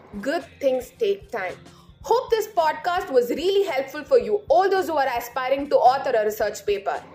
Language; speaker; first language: English; non-native, local second language; Tamil